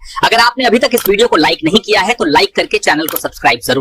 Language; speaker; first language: Hindi; native; Hindi